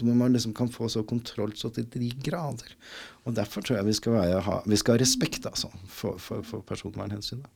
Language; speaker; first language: Norwegian; native; Norwegian